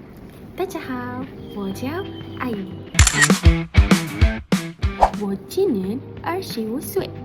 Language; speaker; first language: Chinese; non-native, learner; Malay